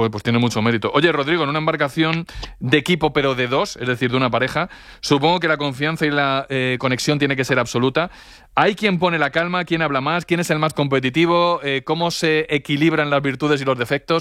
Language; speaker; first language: Spanish; native; Spanish